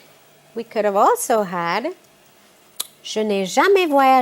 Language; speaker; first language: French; non-native, fluent; English